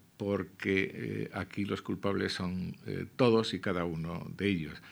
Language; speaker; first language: Spanish; native; Spanish